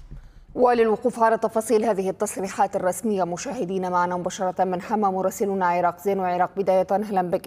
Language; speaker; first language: Arabic; native; Arabic